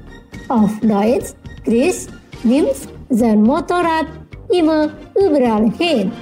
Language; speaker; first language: German; non-native, fluent; Indonesian